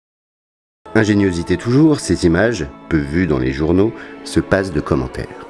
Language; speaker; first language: French; native; French